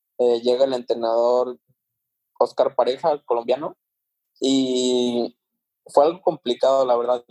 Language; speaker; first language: Spanish; native; Spanish